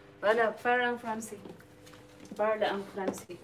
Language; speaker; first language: French; non-native, learner; Filipino